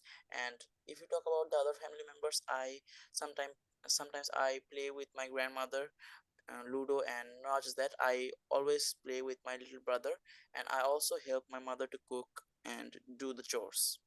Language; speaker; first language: English; non-native, fluent; Bangla